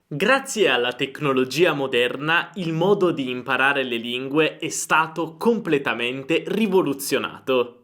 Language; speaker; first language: Italian; native; Italian